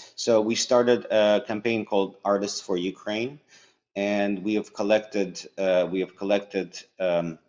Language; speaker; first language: English; early bilingual, other home language; Russian